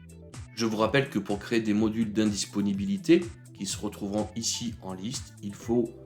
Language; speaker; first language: French; native; French